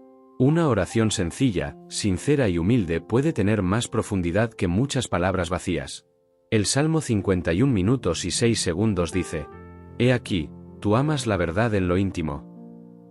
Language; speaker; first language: Spanish; native; Spanish